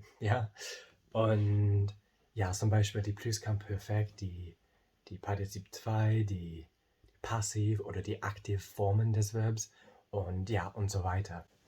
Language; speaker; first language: German; non-native, learner; English